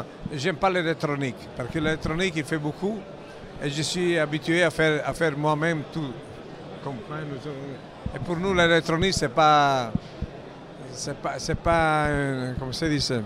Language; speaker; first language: French; non-native, fluent; Italian